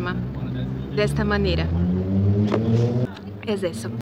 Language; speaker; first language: Spanish; non-native, learner; Portuguese